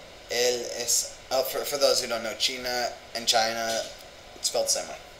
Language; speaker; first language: English; native; English